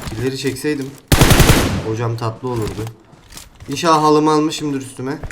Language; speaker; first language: Turkish; native; Turkish